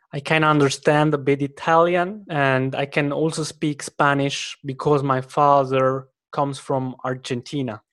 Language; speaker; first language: English; non-native, fluent; German